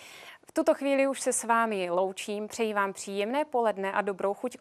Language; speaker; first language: Czech; native; Czech